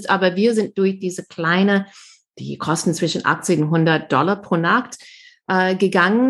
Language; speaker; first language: German; non-native, fluent; English